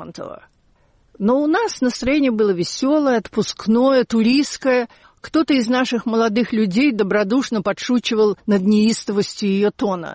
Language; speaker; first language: Russian; native; Russian